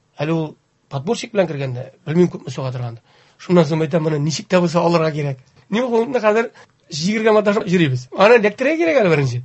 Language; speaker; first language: Tatar; native; Tatar